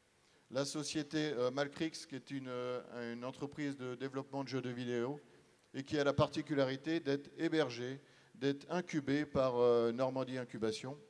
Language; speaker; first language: French; native; French